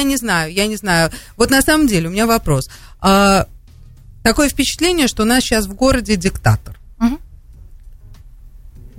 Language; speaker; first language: Russian; native; Russian